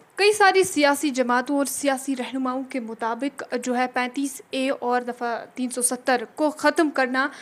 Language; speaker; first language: Hindi; non-native, local second language; Kashmiri